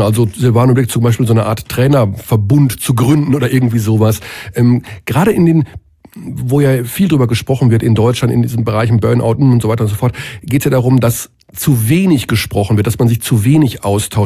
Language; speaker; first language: German; native; German